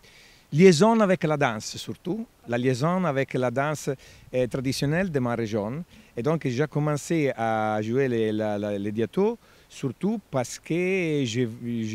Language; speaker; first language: French; non-native, fluent; Italian